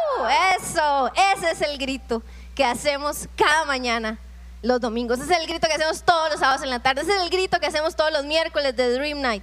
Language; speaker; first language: Spanish; native; Spanish